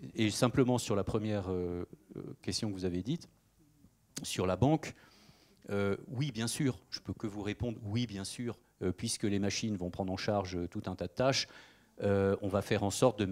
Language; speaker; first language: French; native; French